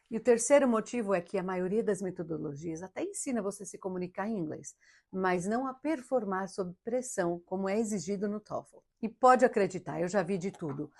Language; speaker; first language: Portuguese; early bilingual, heritage; Portuguese